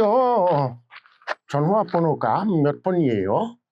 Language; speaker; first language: Korean; non-native, learner; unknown